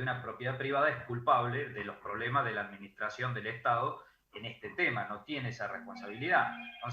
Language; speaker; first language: Spanish; native; Spanish